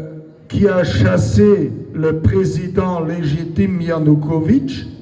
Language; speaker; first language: French; non-native, local second language; Luxembourgish